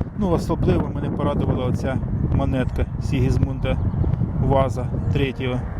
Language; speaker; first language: Ukrainian; native; Ukrainian